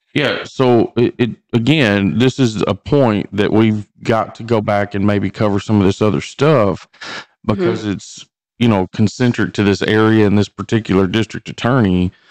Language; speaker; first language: English; native; English